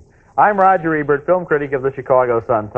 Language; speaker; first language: English; native; English